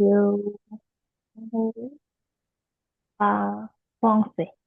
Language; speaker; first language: French; non-native, learner; Korean